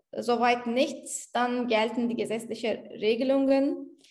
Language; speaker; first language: German; non-native, fluent; Turkish